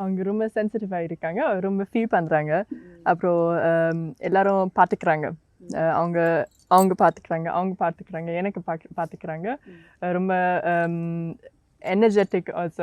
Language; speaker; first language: Tamil; non-native, learner; German